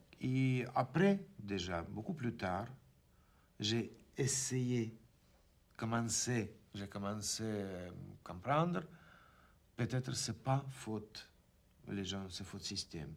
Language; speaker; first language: French; non-native, learner; Russian